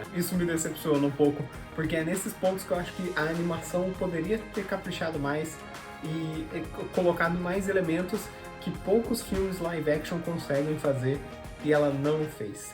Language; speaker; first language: Portuguese; native; Portuguese